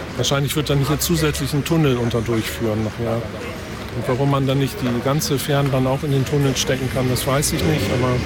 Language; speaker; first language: German; native; German